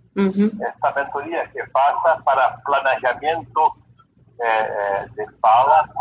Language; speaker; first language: Spanish; non-native, learner; Portuguese